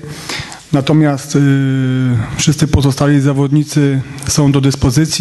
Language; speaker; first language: Polish; native; Polish